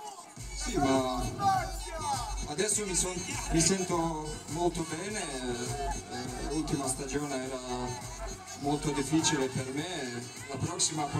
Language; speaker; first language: Italian; non-native, learner; Bosnian